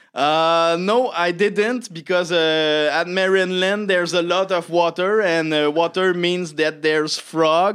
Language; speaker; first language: English; non-native, fluent; French